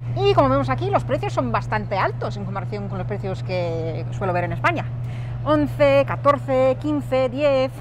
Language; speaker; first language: Spanish; non-native, fluent; English